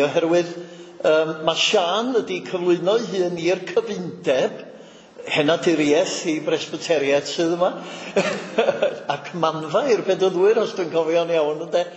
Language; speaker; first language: Welsh; native; Welsh